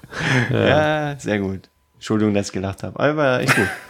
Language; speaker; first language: German; native; German